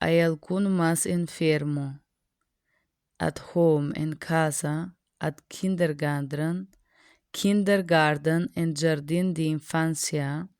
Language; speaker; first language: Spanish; non-native, learner; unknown